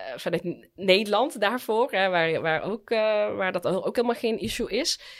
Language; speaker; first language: Dutch; early bilingual, other home language; Arabic